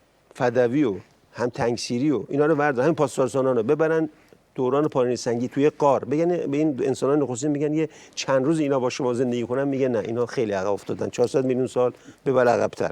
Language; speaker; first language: Persian; native; Persian